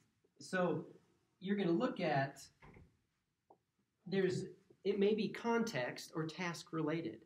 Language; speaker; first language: English; native; English